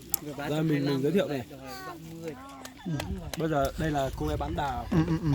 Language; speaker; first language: Vietnamese; non-native, local second language; Hmong